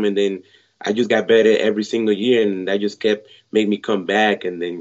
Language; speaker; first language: English; non-native, fluent; Spanish